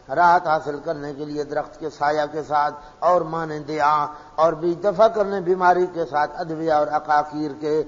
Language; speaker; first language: Urdu; non-native, local second language; Pashto